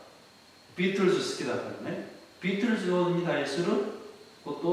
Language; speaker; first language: Japanese; non-native, fluent; Korean